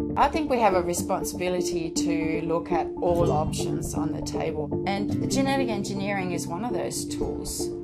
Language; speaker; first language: English; non-native, fluent; Danish